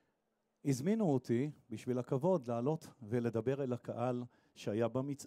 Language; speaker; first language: Hebrew; native; Hebrew